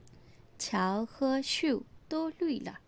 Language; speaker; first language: Chinese; non-native, learner; Burmese